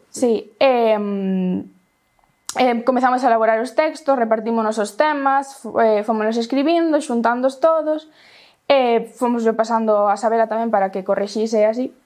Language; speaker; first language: Galician; non-native, local second language; Spanish